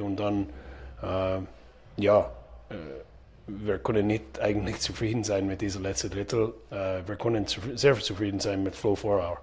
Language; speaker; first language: German; non-native, fluent; English